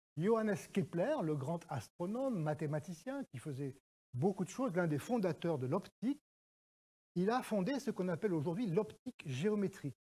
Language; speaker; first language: French; native; French